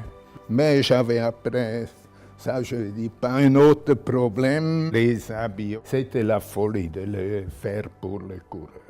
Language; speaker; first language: French; non-native, local second language; German